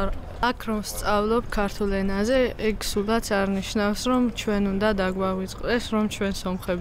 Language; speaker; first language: Georgian; non-native, local second language; Armenian